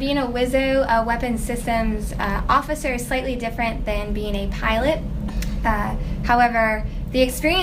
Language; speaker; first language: English; native; English